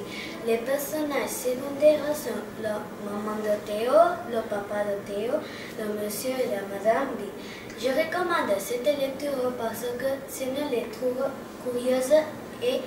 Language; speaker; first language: French; non-native, learner; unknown